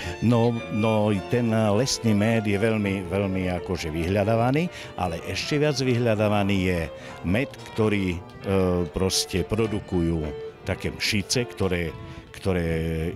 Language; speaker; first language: Slovak; native; Slovak